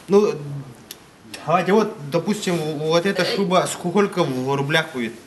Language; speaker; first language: Russian; non-native, local second language; Yakut